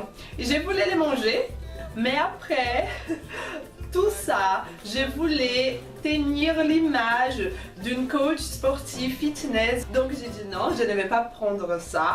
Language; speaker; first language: French; non-native, fluent; Portuguese